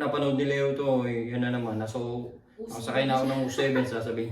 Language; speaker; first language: Filipino; native; Filipino